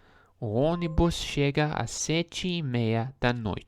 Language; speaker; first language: Portuguese; non-native, learner; English